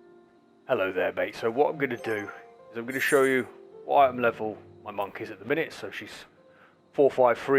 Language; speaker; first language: English; native; English